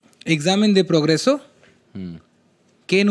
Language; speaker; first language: Spanish; non-native, learner; Hindi